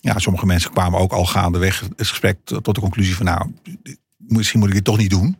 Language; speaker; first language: Dutch; non-native, fluent; Portuguese